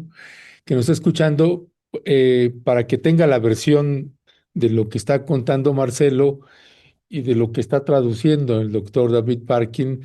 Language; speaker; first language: Spanish; native; Spanish